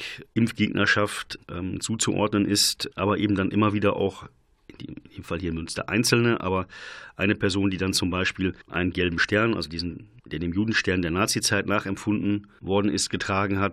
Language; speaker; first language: German; native; German